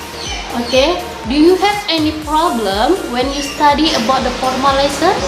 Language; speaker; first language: English; non-native, learner; Indonesian